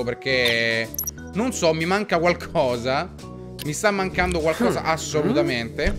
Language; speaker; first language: Italian; native; Italian